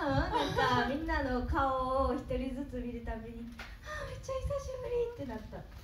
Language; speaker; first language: Japanese; native; Japanese